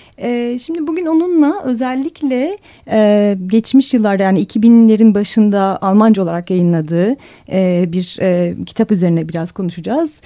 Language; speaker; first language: Turkish; native; Turkish